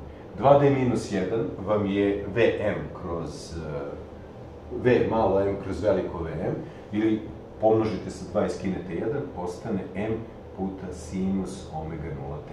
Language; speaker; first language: Serbian; native; Serbian